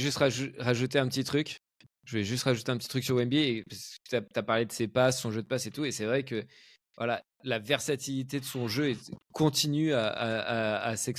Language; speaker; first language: French; native; French